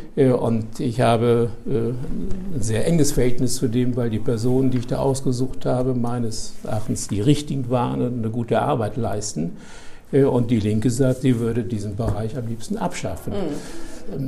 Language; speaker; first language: German; native; German